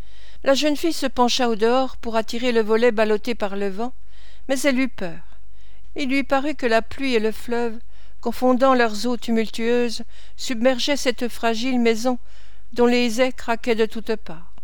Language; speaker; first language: French; native; French